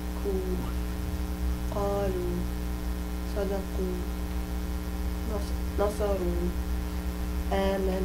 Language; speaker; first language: Arabic; non-native, learner; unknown